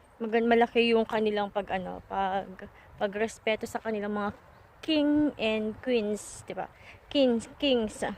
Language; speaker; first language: Filipino; native; Filipino